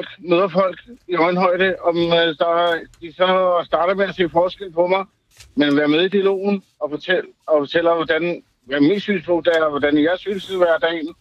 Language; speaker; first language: Danish; early bilingual, other home language; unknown